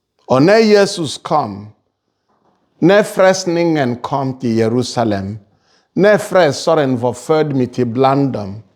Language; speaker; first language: Swedish; non-native, fluent; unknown